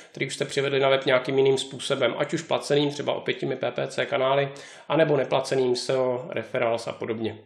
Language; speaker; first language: Czech; native; Czech